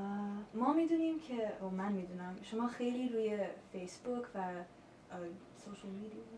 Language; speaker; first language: Persian; early bilingual, heritage; Persian